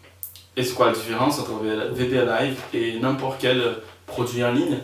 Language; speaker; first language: French; non-native, fluent; Spanish